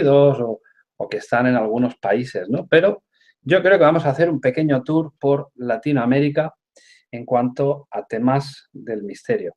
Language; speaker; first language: Spanish; native; Spanish